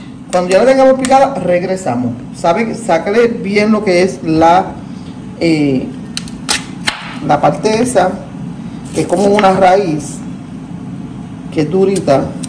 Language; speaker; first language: Spanish; native; Spanish